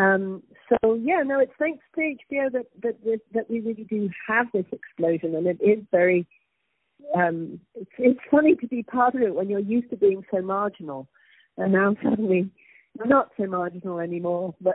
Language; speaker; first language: English; native; English